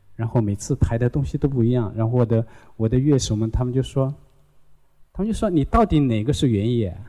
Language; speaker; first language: Chinese; non-native, local second language; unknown